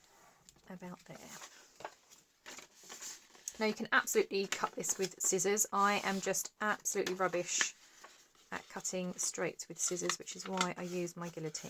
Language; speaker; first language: English; native; English